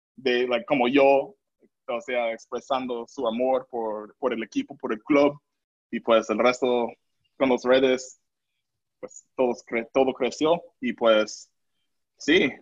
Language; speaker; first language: Spanish; non-native, local second language; English